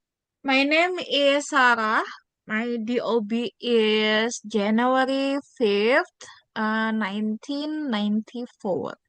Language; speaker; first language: English; non-native, fluent; Indonesian